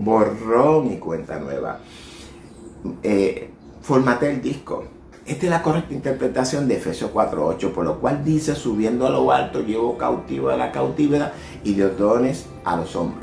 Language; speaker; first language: Spanish; native; Spanish